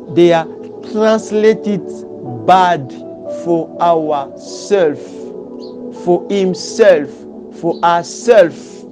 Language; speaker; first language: English; non-native, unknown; Lingala